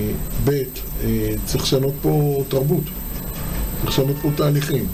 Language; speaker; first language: Hebrew; native; Hebrew